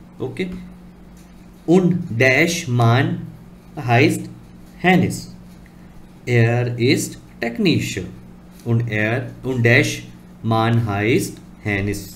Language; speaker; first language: German; non-native, learner; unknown